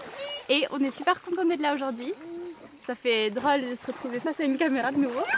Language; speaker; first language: French; native; French